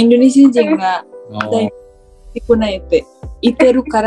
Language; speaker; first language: Japanese; non-native, fluent; Indonesian